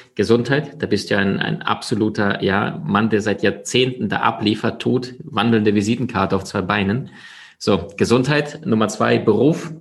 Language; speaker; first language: German; early bilingual, other home language; Russian